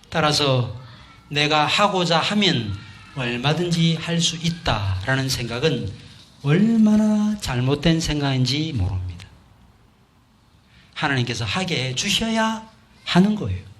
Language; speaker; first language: Korean; native; Korean